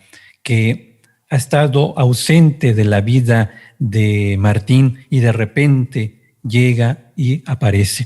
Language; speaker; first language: Spanish; native; Spanish